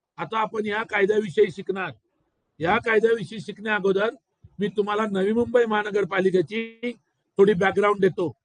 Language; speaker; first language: Marathi; non-native, local second language; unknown